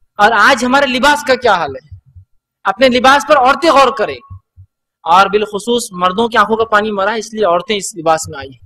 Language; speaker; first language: Urdu; native; Urdu